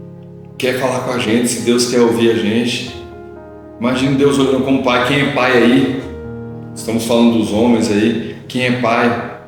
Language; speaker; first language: Portuguese; native; Portuguese